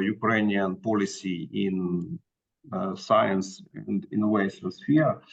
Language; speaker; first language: English; non-native, learner; Ukrainian